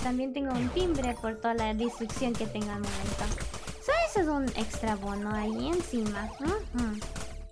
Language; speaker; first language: Spanish; early bilingual, heritage; Spanish